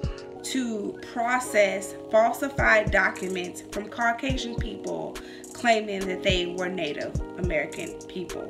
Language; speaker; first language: English; native; English